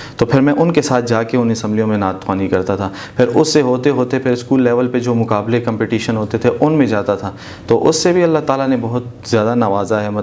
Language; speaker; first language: Urdu; native; Urdu